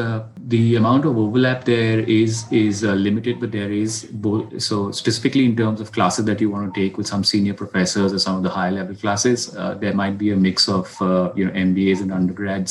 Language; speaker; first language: English; non-native, local second language; Hindi